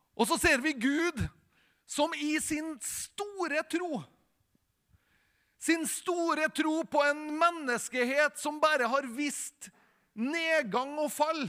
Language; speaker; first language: Norwegian; native; Norwegian